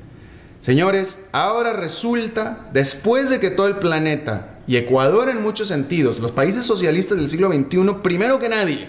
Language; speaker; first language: Spanish; native; Spanish